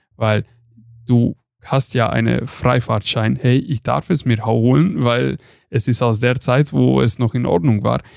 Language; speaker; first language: German; non-native, fluent; Hungarian